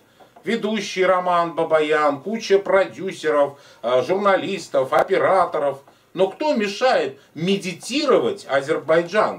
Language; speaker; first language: Russian; native; Russian